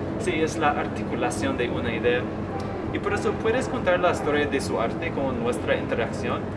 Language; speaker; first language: Spanish; non-native, learner; English